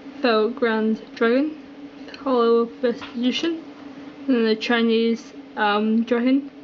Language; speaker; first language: English; native; English